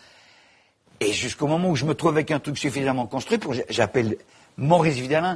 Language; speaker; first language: French; native; French